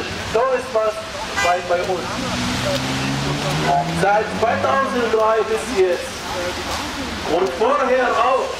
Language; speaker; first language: German; non-native, learner; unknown